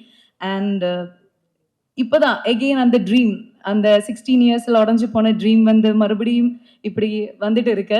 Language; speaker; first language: Tamil; non-native, fluent; Malayalam